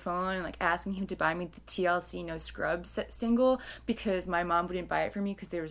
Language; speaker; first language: English; native; English